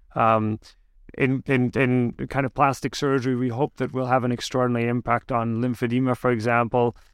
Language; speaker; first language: English; early bilingual, other home language; German